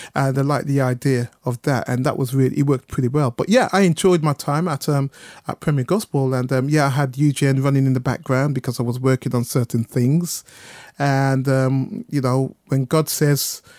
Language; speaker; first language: English; native; English